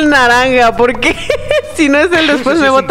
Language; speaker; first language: Spanish; native; Spanish